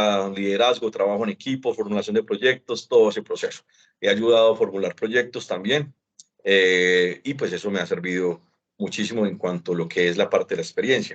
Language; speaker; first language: Spanish; native; Spanish